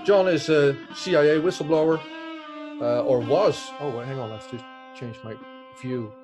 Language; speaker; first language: English; non-native, fluent; Dutch